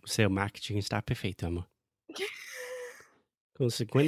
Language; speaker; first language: Portuguese; non-native, fluent; English